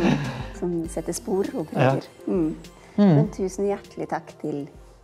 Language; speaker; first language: Norwegian; native; Norwegian